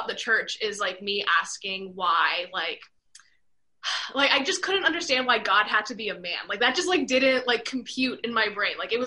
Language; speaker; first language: English; native; English